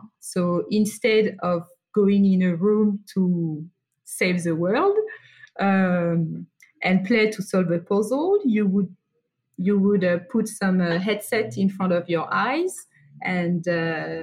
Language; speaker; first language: English; non-native, fluent; French